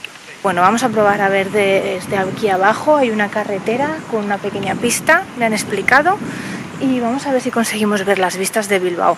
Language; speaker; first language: Spanish; native; Spanish